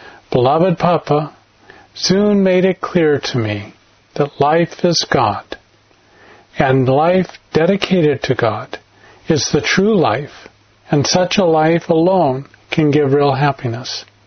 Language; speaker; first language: English; native; English